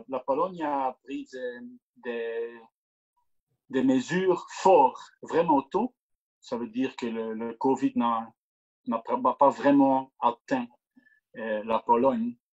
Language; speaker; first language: French; non-native, local second language; Dutch